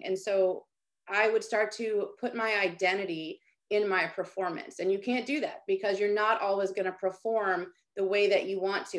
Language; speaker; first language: English; native; English